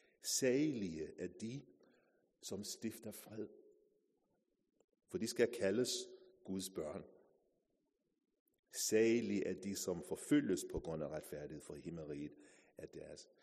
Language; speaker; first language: Danish; non-native, fluent; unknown